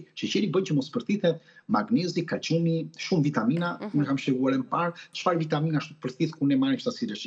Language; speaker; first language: Albanian; native; Albanian